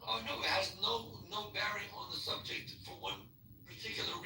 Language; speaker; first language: English; native; English